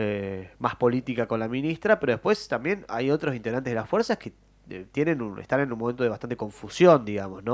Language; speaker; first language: Spanish; native; Spanish